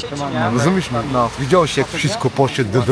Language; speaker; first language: Polish; non-native, learner; Arabic